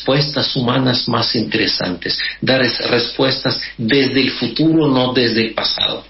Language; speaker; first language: Spanish; non-native, fluent; Russian